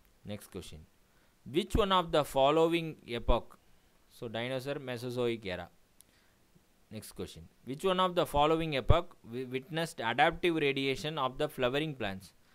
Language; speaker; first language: English; non-native, local second language; Tamil